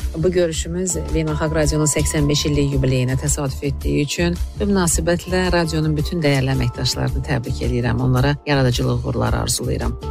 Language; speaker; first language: Azerbaijani; native; Azerbaijani